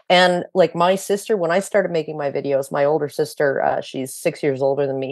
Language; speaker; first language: English; native; English